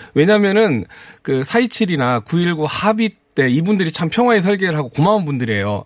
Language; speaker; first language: Korean; native; Korean